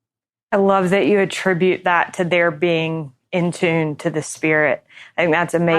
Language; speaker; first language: English; native; English